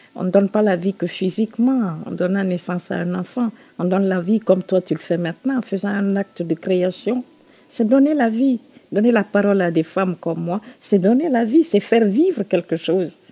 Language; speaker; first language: French; non-native, local second language; Susu